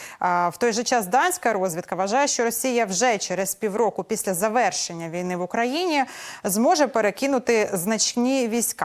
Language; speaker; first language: Ukrainian; native; Ukrainian